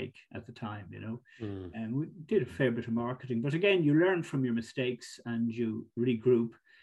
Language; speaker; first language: English; native; English